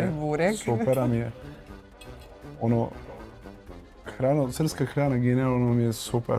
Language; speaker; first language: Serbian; non-native, learner; Portuguese